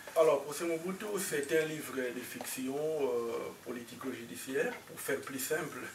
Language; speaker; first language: French; non-native, local second language; Lingala